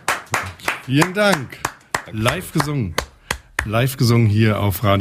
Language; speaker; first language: German; native; German